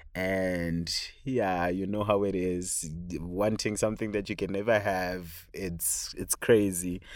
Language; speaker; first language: English; non-native, local second language; Shona